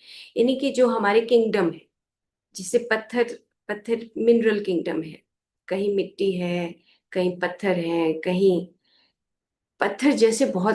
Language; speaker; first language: Hindi; native; Hindi